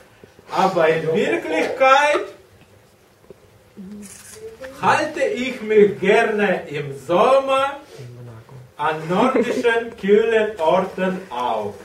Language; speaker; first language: German; non-native, learner; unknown